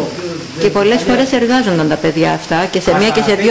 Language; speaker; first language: Greek; native; Greek